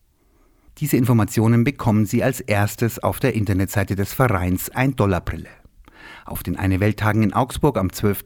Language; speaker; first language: German; native; German